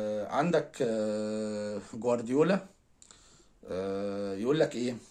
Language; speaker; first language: Arabic; native; Arabic